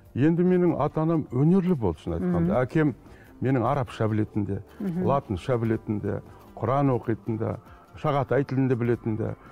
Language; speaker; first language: Kazakh; native; Kazakh